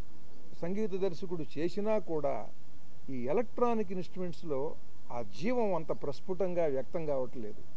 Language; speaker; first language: Telugu; native; Telugu